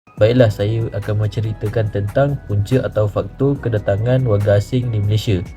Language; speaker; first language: Malay; native; Malay